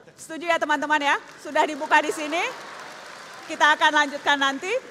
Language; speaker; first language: Indonesian; native; Indonesian